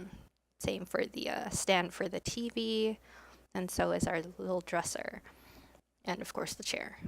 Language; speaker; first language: English; native; English